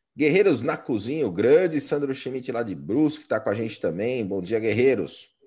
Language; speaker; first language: Portuguese; native; Portuguese